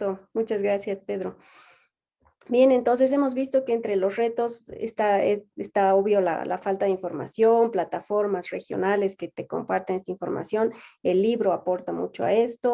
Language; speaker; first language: Spanish; native; Spanish